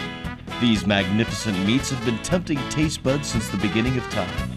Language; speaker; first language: English; native; English